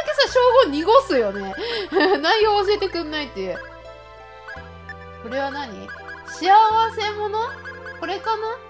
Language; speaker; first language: Japanese; native; Japanese